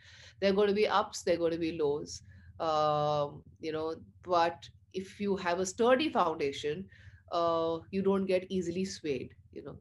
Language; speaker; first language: English; non-native, local second language; Punjabi